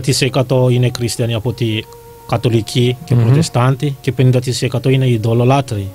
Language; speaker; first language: Greek; non-native, learner; Malagasy